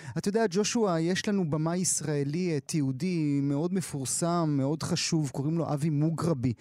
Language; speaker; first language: Hebrew; native; Hebrew